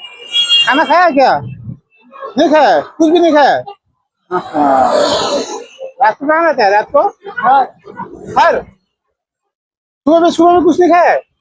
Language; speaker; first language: Hindi; non-native, local second language; Assamese